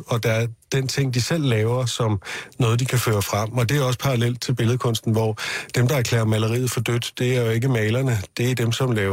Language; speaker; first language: Danish; native; Danish